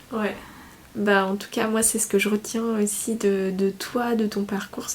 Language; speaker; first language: French; native; French